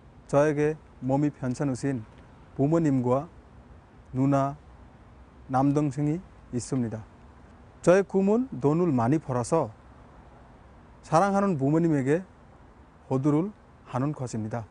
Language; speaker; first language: Korean; non-native, learner; Bangla